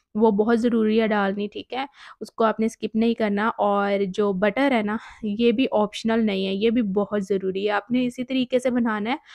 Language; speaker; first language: Urdu; native; Urdu